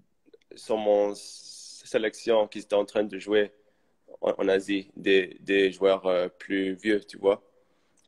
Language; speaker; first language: French; early bilingual, heritage; English